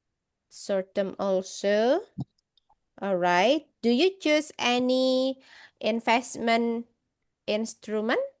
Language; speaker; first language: English; non-native, fluent; Indonesian